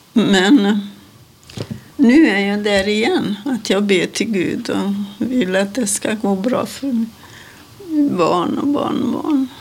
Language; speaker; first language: Swedish; non-native, fluent; Hungarian